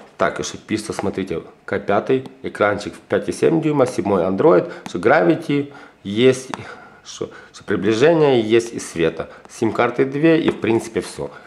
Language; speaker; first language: Russian; non-native, local second language; Ukrainian